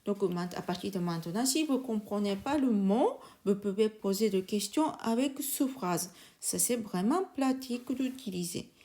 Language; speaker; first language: French; non-native, learner; Japanese